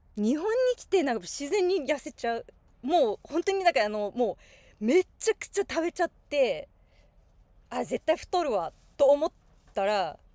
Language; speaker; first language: Japanese; non-native, fluent; English